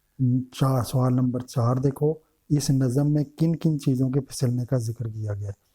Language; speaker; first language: Urdu; non-native, local second language; Punjabi